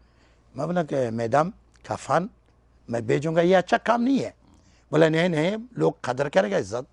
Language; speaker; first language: Hindi; non-native, learner; Persian